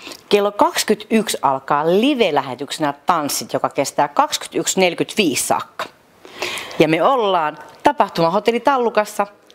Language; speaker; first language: Finnish; native; Finnish